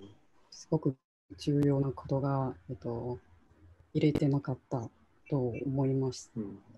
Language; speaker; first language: Japanese; non-native, local second language; Chinese